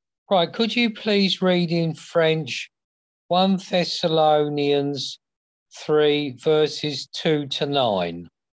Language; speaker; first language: English; native; English